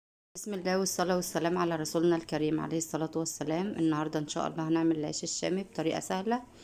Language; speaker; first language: Arabic; native; Arabic